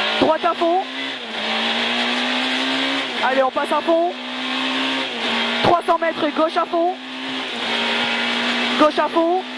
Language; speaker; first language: French; native; French